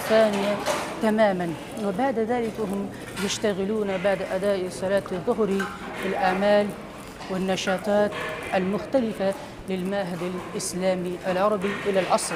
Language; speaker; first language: Arabic; non-native, fluent; Urdu